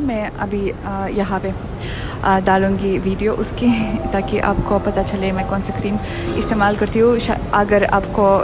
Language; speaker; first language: Hindi; non-native, fluent; Russian